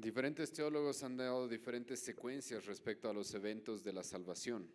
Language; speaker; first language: Spanish; native; Spanish